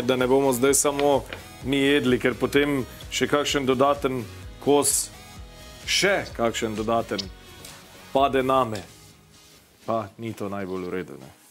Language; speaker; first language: Slovenian; native; Slovenian